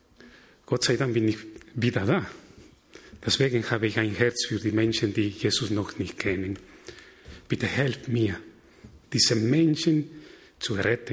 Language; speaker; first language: German; non-native, fluent; Spanish